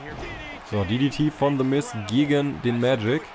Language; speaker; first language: German; native; German